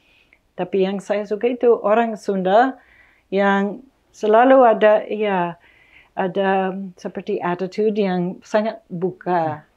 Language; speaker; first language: Indonesian; non-native, fluent; English